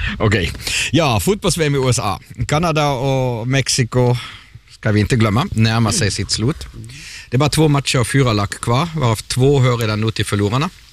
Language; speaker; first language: Swedish; non-native, fluent; German